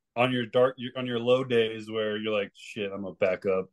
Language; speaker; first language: English; early bilingual, other home language; Spanish